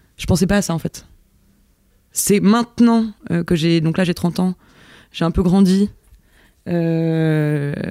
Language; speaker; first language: French; native; French